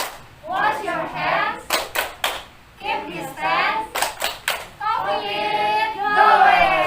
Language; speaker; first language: English; non-native, fluent; Indonesian